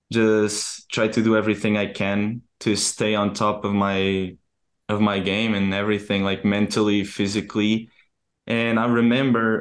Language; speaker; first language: English; non-native, fluent; Portuguese